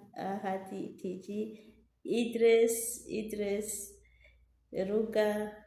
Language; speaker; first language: Arabic; non-native, learner; Rundi